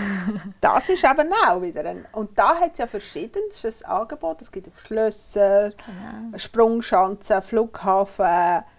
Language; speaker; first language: German; native; German